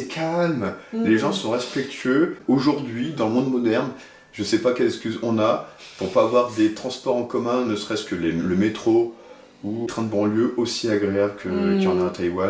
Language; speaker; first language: French; native; French